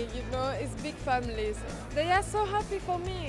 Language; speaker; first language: English; non-native, learner; French